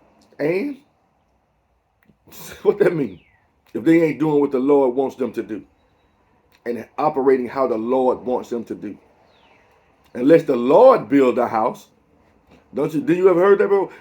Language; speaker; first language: English; native; English